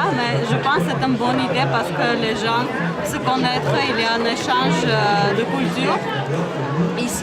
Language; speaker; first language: French; non-native, fluent; Armenian